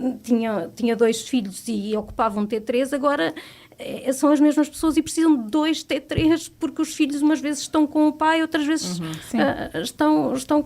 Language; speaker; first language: Portuguese; native; Portuguese